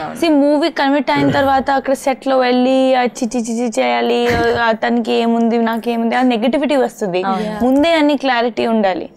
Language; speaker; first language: Telugu; non-native, learner; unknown